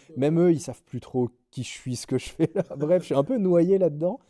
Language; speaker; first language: French; native; French